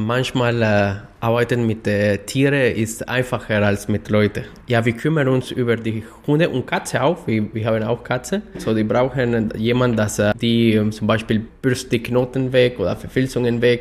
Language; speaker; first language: German; non-native, fluent; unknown